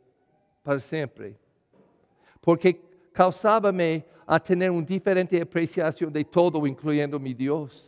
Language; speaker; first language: Spanish; non-native, learner; English